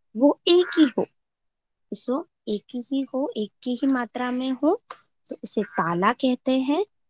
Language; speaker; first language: Hindi; non-native, local second language; Marathi